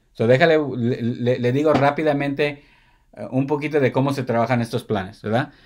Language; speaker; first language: Spanish; early bilingual, heritage; Spanish